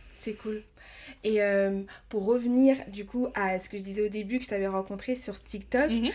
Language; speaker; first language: French; native; French